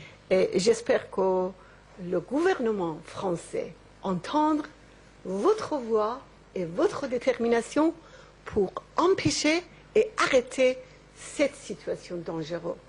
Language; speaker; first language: French; non-native, local second language; Persian